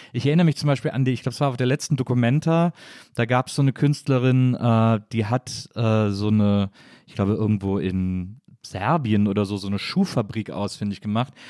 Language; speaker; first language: German; native; German